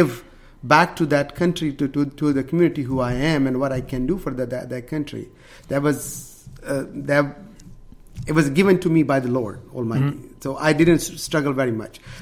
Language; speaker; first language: English; non-native, local second language; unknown